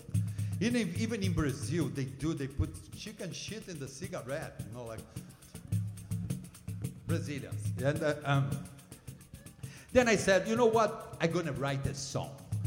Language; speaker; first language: English; non-native, learner; Portuguese